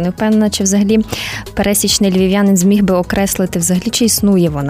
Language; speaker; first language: Ukrainian; native; Ukrainian